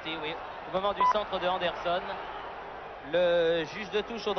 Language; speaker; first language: French; native; French